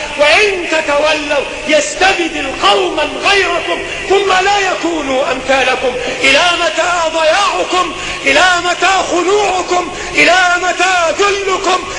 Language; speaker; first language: Arabic; non-native, local second language; Ngazidja Comorian